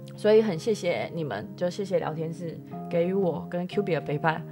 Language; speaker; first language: Chinese; native; Chinese